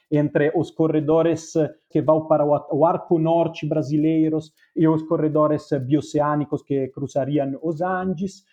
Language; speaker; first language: Portuguese; non-native, fluent; Spanish